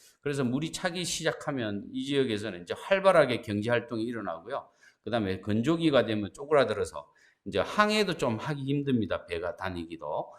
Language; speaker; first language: Korean; native; Korean